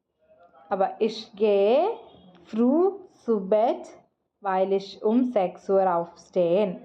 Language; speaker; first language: German; non-native, fluent; Malayalam